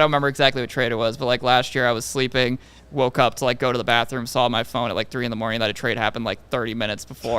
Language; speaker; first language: English; native; English